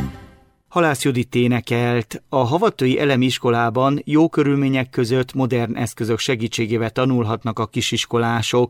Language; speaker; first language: Hungarian; native; Hungarian